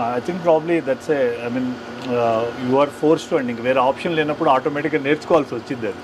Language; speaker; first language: Telugu; native; Telugu